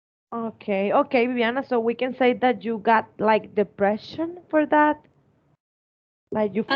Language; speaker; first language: English; non-native, fluent; Spanish